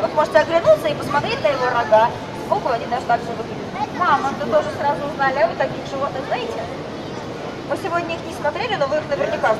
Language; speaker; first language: Russian; native; Russian